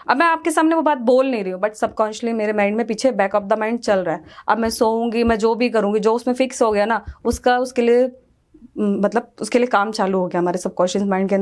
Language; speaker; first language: Hindi; native; Hindi